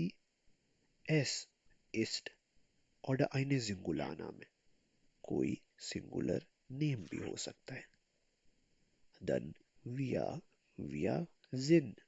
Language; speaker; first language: German; non-native, fluent; Urdu